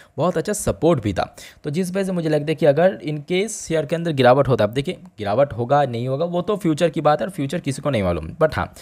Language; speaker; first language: Hindi; native; Hindi